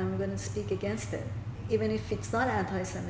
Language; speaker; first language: English; non-native, fluent; Persian